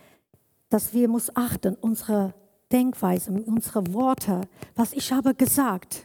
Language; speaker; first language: German; non-native, learner; Kurdish